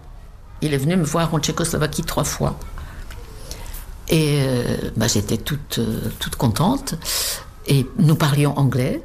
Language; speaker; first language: French; non-native, fluent; Czech